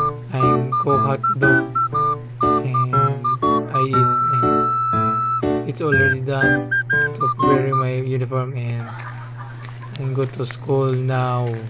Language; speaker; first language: English; non-native, learner; Cebuano